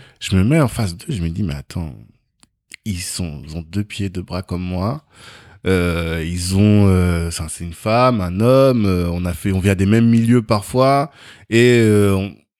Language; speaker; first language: French; native; French